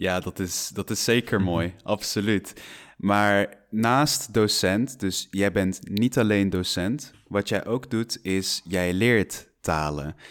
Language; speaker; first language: Dutch; non-native, fluent; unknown